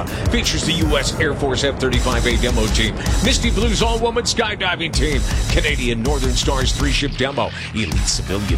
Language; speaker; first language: English; native; English